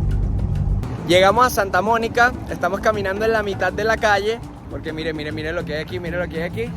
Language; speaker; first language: Spanish; native; Spanish